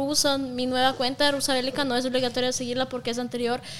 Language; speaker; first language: Spanish; non-native, fluent; Russian